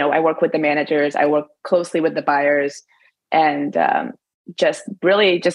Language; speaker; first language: English; native; English